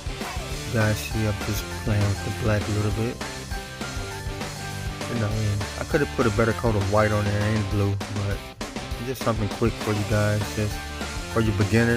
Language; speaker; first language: English; native; English